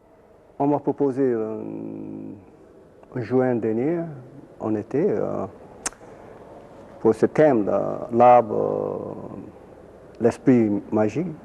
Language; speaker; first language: French; non-native, fluent; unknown